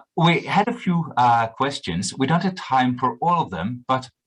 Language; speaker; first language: English; non-native, fluent; Norwegian